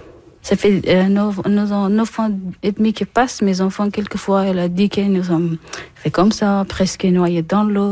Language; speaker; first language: French; non-native, learner; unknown